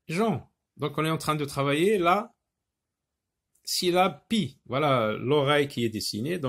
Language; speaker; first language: French; non-native, local second language; Arabic